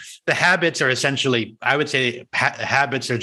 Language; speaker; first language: English; native; English